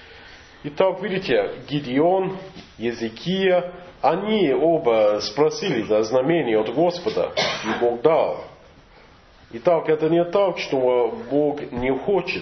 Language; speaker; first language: Russian; non-native, fluent; English